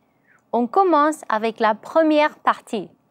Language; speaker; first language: French; non-native, learner; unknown